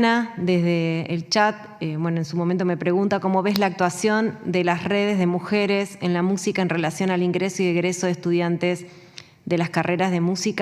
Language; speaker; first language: Spanish; native; Spanish